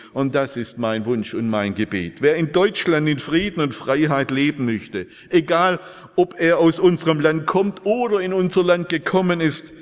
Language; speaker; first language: German; native; German